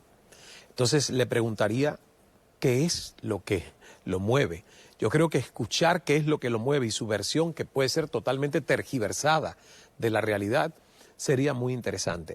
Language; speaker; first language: Spanish; native; Spanish